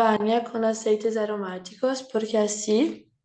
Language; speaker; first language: Spanish; non-native, learner; Portuguese